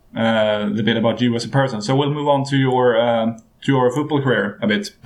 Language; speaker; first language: English; non-native, fluent; Swedish